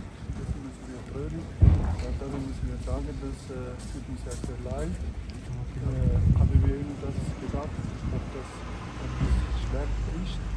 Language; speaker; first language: German; non-native, learner; Tibetan